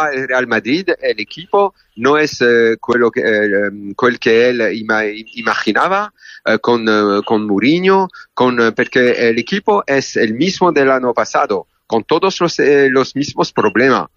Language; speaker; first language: Spanish; non-native, learner; French